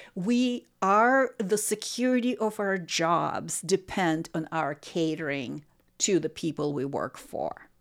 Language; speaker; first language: English; non-native, fluent; Russian